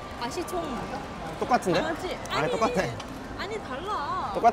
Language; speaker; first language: Korean; non-native, learner; English